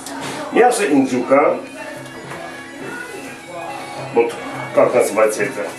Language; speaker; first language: Russian; non-native, local second language; Armenian